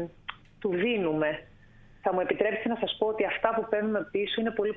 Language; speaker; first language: Greek; native; Greek